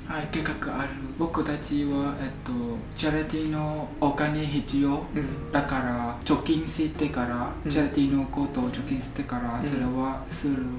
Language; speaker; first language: Japanese; non-native, learner; Vietnamese